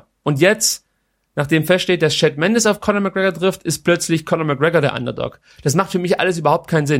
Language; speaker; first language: German; native; German